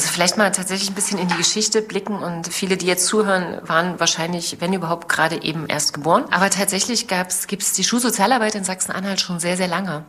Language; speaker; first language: German; native; German